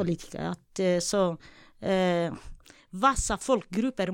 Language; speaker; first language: Swedish; non-native, fluent; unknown